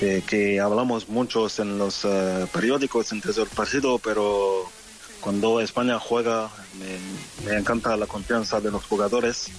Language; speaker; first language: Spanish; non-native, fluent; French